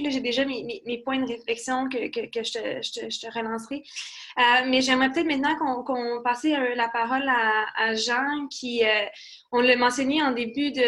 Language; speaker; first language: French; native; French